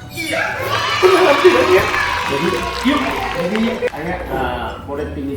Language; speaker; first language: Indonesian; non-native, fluent; Japanese